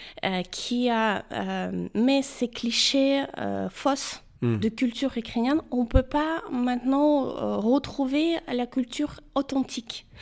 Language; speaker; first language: French; non-native, fluent; Ukrainian